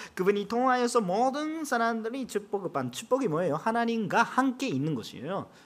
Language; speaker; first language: Korean; non-native, fluent; Japanese